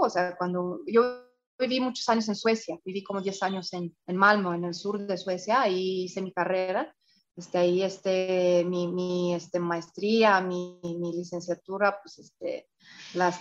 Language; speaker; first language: Spanish; non-native, fluent; Romanian